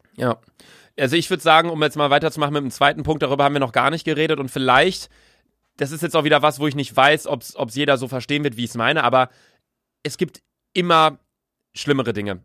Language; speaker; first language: German; native; German